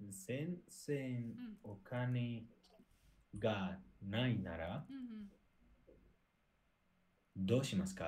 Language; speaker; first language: Japanese; non-native, learner; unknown